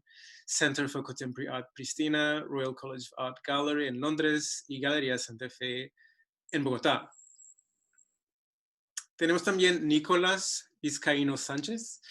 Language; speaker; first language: Spanish; non-native, fluent; English